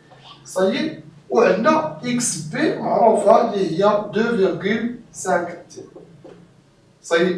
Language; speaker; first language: Arabic; native; Arabic